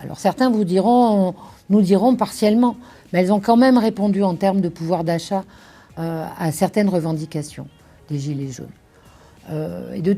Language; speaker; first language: French; native; French